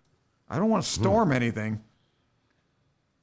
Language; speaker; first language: English; native; English